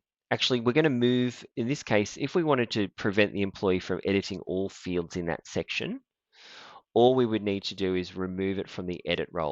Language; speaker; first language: English; native; English